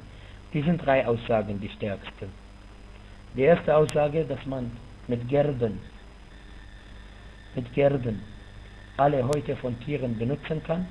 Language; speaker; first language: German; non-native, fluent; Arabic